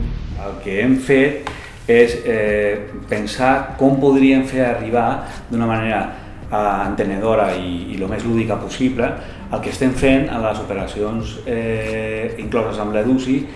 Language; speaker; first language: Catalan; native; Catalan